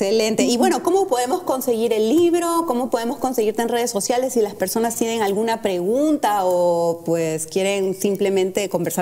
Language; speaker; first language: Spanish; native; Spanish